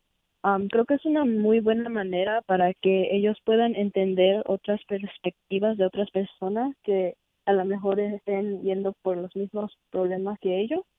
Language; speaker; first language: Spanish; early bilingual, heritage; Spanish